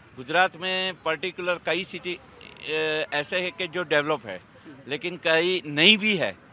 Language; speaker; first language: Hindi; non-native, local second language; Gujarati